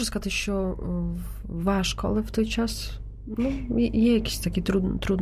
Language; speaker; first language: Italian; non-native, learner; Ukrainian